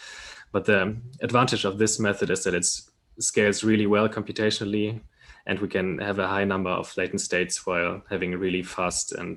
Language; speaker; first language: English; non-native, fluent; German